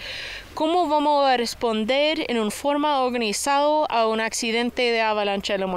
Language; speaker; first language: Spanish; non-native, fluent; English